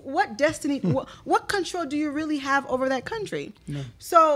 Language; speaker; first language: English; early bilingual, other home language; Haitian Creole